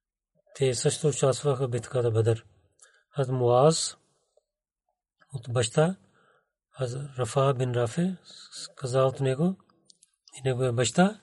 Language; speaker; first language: Bulgarian; non-native, learner; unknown